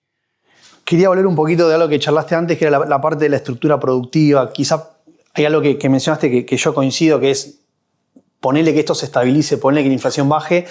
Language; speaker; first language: Spanish; native; Spanish